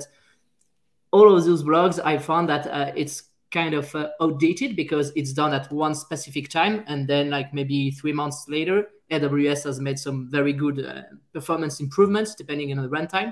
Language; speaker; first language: English; non-native, fluent; French